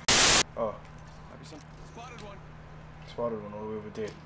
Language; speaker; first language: English; native; English